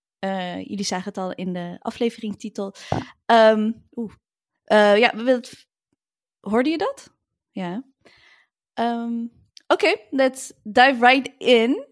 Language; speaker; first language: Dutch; early bilingual, other home language; Arabic